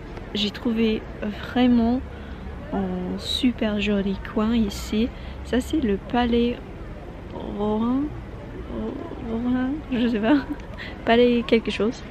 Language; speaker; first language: French; non-native, learner; English